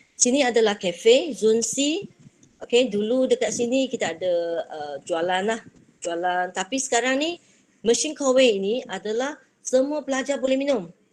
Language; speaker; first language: Malay; non-native, local second language; Chinese